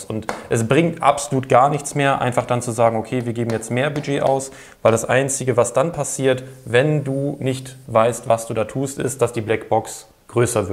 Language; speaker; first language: German; native; German